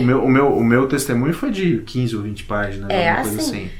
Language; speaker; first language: Portuguese; native; Portuguese